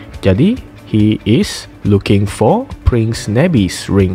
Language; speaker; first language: English; non-native, local second language; Malay